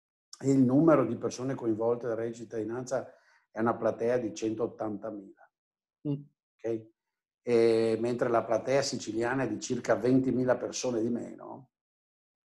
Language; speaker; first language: Italian; native; Italian